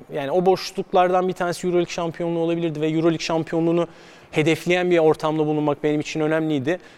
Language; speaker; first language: Turkish; native; Turkish